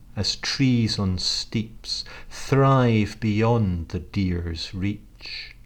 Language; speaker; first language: English; native; English